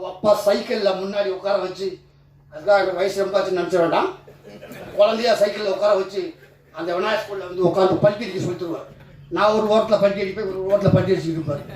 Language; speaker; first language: Tamil; native; Tamil